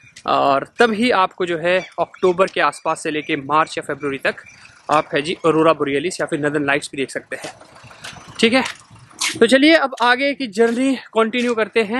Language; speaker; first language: Hindi; native; Hindi